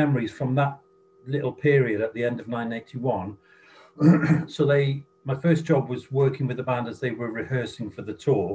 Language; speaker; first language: English; native; English